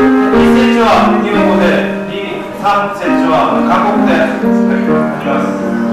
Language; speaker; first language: Japanese; non-native, learner; Korean